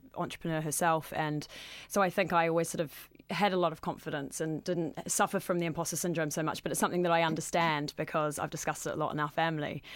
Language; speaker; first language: English; native; English